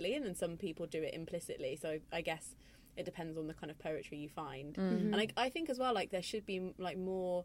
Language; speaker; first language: English; native; English